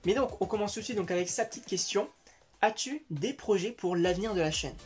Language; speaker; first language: French; native; French